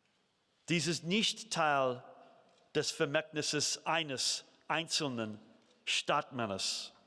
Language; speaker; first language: German; non-native, fluent; English